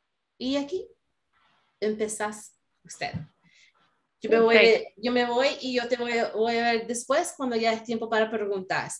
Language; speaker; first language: Spanish; non-native, learner; English